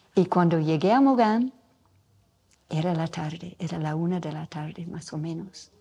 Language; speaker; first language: Spanish; non-native, fluent; English